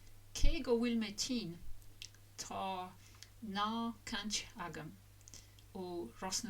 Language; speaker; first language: Irish; non-native, learner; English